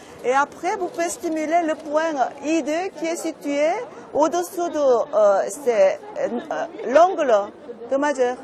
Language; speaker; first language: French; non-native, fluent; Korean